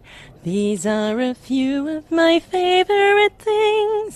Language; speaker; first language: English; native; English